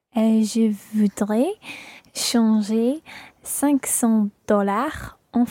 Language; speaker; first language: French; non-native, learner; English